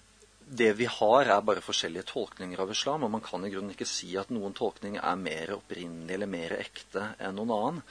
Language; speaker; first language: Norwegian; native; Norwegian